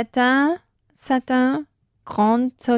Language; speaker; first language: French; non-native, learner; Spanish